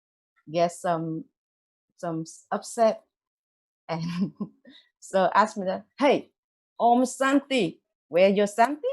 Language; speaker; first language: English; non-native, learner; Vietnamese